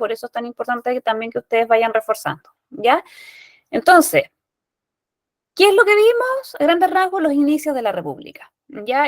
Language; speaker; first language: Spanish; native; Spanish